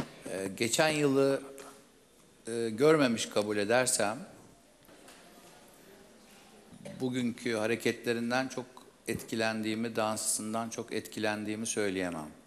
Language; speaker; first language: Turkish; native; Turkish